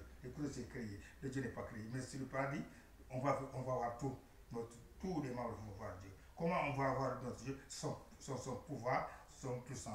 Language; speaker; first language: French; non-native, learner; Arabic